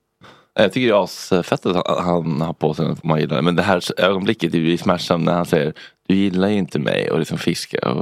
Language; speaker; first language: Swedish; native; Swedish